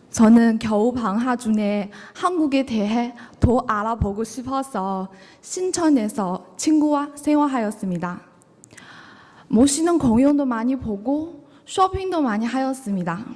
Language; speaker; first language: Korean; non-native, learner; Chinese